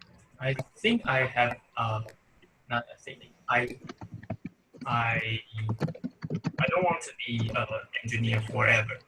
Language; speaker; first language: English; non-native, learner; Chinese